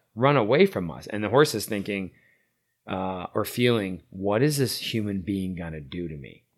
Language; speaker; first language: English; native; English